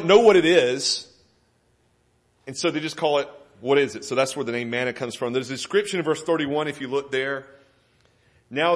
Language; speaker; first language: English; native; English